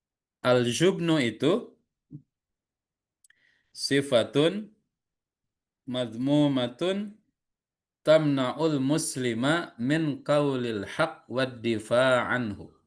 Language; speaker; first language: Arabic; non-native, fluent; Indonesian